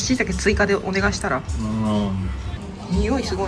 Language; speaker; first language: Japanese; native; Japanese